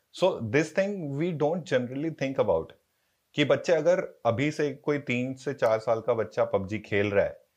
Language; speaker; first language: Hindi; native; Hindi